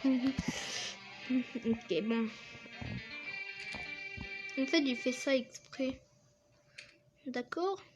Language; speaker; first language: French; native; French